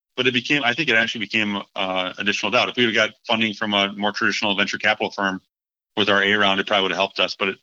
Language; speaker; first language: English; native; English